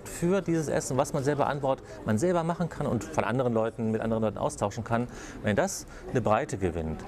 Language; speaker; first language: German; native; German